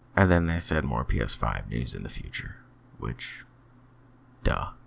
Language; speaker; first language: English; native; English